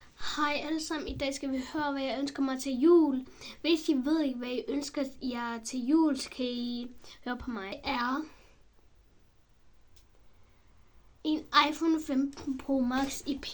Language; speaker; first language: Danish; early bilingual, other home language; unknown